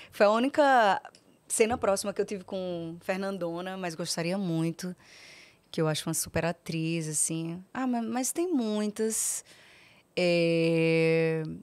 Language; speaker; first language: Portuguese; native; Portuguese